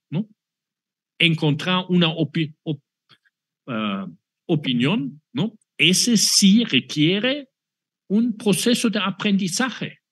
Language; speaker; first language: Spanish; non-native, fluent; German